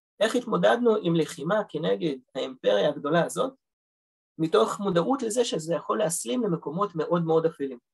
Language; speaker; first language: Hebrew; early bilingual, other home language; Russian